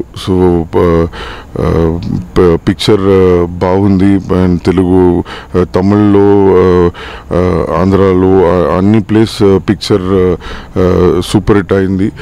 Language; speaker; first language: Telugu; non-native, learner; Tamil